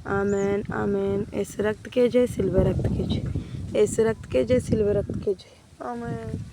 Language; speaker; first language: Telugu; non-native, local second language; Kannada